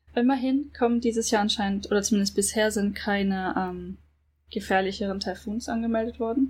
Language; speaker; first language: German; native; German